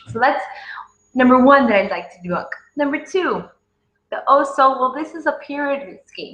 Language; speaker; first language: English; native; English